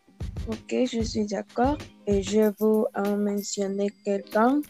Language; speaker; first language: French; non-native, learner; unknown